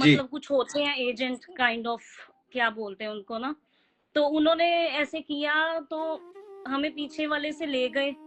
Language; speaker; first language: Hindi; native; Hindi